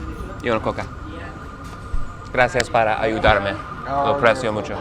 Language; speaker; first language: Spanish; non-native, learner; English